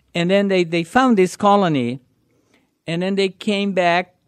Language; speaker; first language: English; non-native, learner; Portuguese